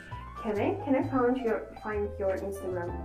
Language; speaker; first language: English; non-native, fluent; Russian